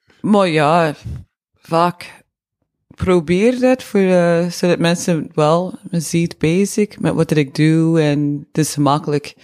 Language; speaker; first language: Dutch; non-native, fluent; English